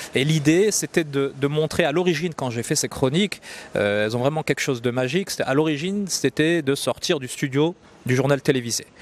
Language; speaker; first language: French; non-native, local second language; Arabic